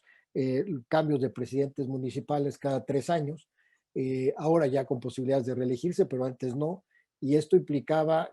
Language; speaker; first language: Spanish; native; Spanish